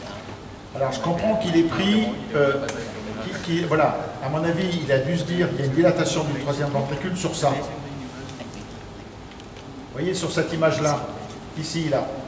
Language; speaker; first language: French; native; French